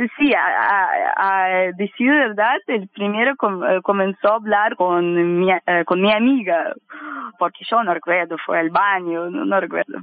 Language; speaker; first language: Spanish; non-native, learner; Russian